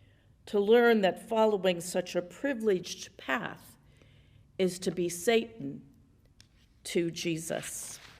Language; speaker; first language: English; native; English